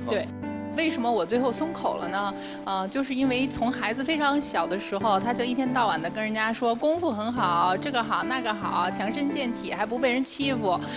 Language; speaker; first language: Chinese; native; Chinese